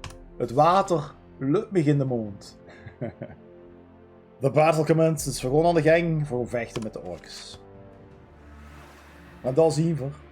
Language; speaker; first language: Dutch; native; Dutch